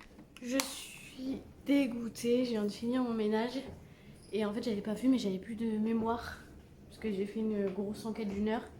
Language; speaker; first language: French; native; French